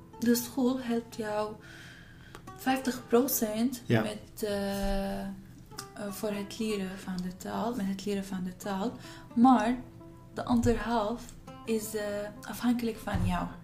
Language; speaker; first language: Dutch; non-native, learner; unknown